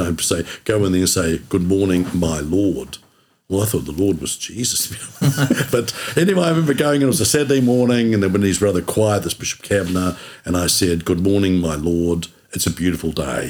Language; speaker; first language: English; native; English